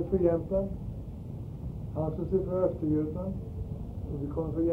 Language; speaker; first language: Swedish; early bilingual, heritage; Swedish